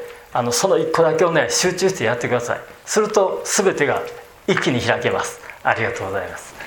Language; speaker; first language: Japanese; native; Japanese